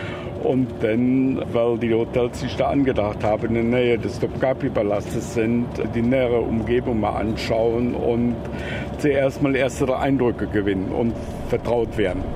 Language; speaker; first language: German; native; German